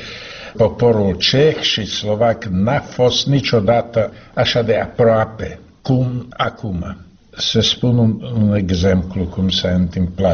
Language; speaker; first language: Romanian; non-native, learner; Slovak